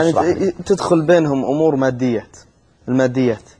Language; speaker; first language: Arabic; native; Arabic